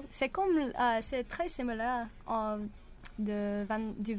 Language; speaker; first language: French; non-native, learner; English